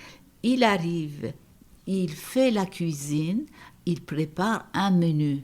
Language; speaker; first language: French; non-native, fluent; Turkish